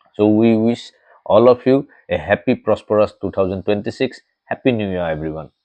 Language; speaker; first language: English; non-native, local second language; Assamese